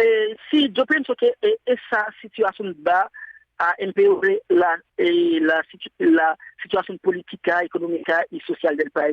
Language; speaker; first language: Spanish; non-native, fluent; Haitian Creole